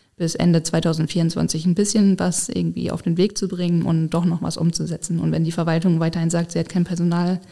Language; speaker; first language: German; native; German